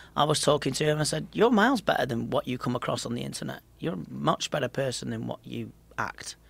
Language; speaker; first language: English; native; English